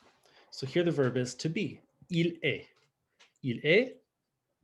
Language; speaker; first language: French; non-native, fluent; English